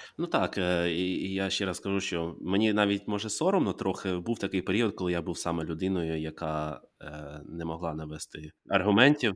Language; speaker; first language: Ukrainian; native; Ukrainian